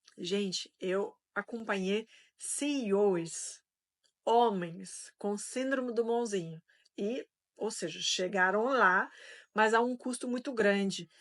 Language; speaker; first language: Portuguese; non-native, fluent; French